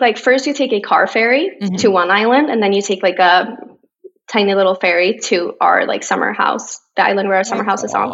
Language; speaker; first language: English; non-native, fluent; Swedish